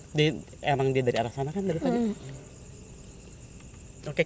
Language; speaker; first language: Indonesian; native; Indonesian